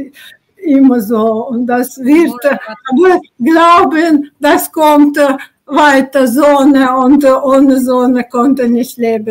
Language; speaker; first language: German; non-native, learner; Ukrainian